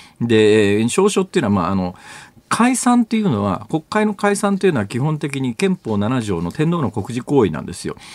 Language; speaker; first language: Japanese; native; Japanese